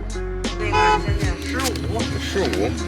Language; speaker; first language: Chinese; non-native, learner; English